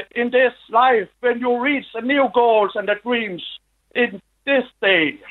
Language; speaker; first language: English; non-native, learner; Danish